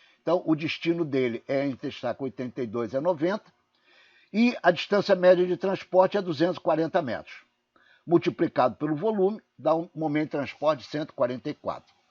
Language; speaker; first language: Portuguese; native; Portuguese